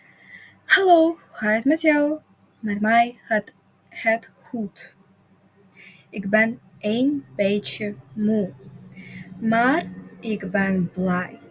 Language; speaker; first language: Dutch; non-native, fluent; Russian